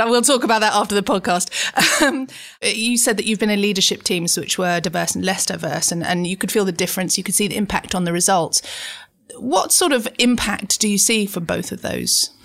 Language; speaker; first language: English; native; English